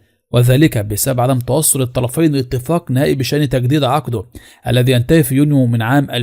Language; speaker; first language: Arabic; native; Arabic